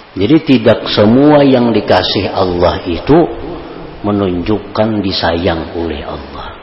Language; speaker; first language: Indonesian; non-native, local second language; Banjar